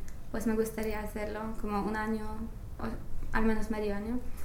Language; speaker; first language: Spanish; non-native, fluent; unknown